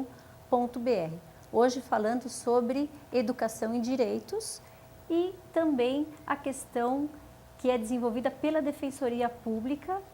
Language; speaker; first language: Portuguese; native; Portuguese